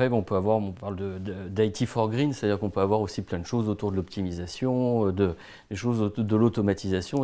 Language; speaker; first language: French; native; French